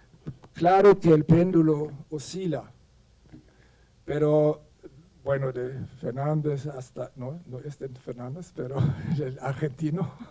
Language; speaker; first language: Spanish; non-native, fluent; Swedish